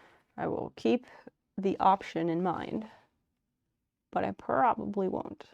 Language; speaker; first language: English; native; English